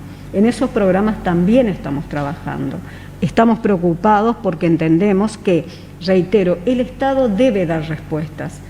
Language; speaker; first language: Spanish; native; Spanish